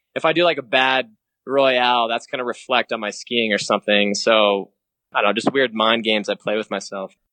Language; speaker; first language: English; native; English